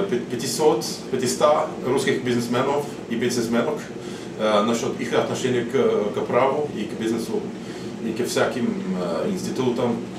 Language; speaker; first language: Russian; non-native, fluent; Swedish